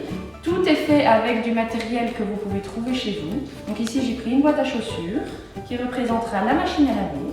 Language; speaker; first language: French; native; French